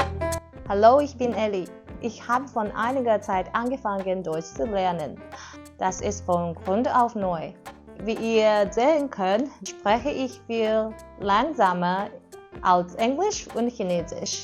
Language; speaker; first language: German; non-native, learner; Japanese